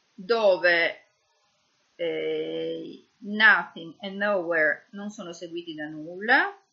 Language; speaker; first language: Italian; native; Italian